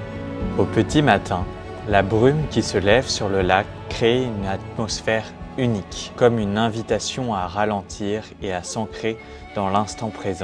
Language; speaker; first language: French; native; French